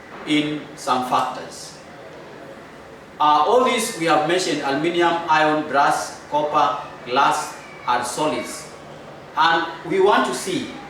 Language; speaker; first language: English; non-native, local second language; Swahili